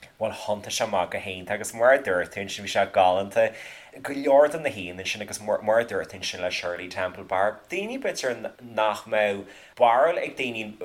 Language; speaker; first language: Irish; native; Irish